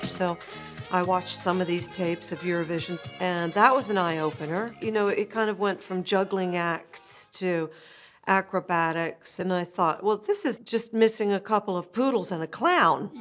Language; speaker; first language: English; native; English